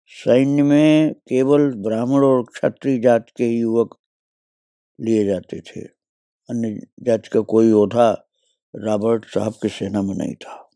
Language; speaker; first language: Hindi; native; Hindi